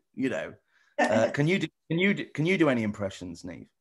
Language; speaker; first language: English; native; English